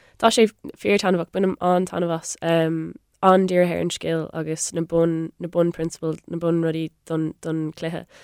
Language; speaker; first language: Irish; non-native, local second language; English